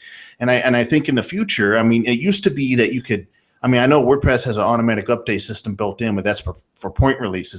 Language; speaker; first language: English; native; English